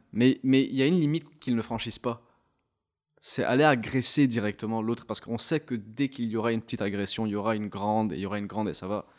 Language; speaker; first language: French; non-native, local second language; Arabic